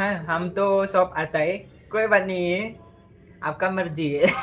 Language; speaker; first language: Hindi; non-native, local second language; Khasi